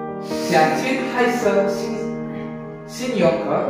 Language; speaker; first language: Chinese; non-native, learner; Indonesian